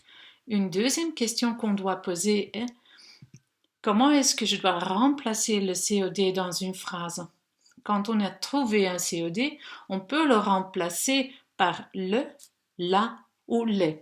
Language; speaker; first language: French; non-native, local second language; Dutch